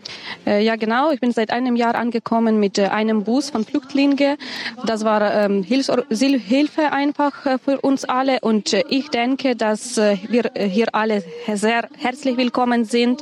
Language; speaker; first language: German; non-native, fluent; Ukrainian